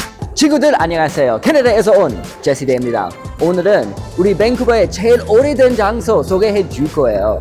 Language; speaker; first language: Korean; non-native, fluent; English